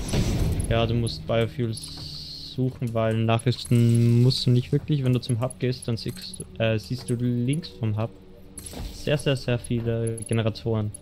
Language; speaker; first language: German; native; German